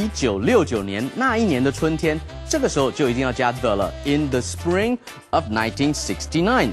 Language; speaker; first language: Chinese; native; Chinese